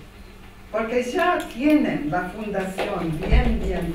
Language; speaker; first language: Spanish; non-native, fluent; Armenian